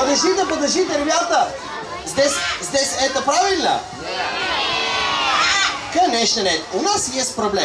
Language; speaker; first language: Russian; non-native, learner; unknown